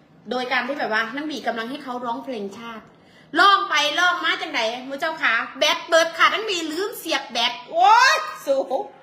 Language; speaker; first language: Thai; native; Thai